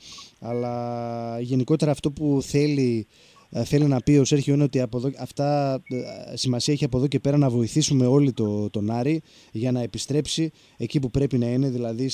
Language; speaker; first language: Greek; native; Greek